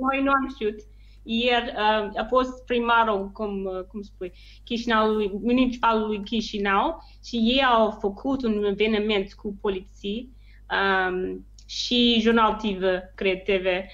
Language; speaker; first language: Romanian; non-native, learner; English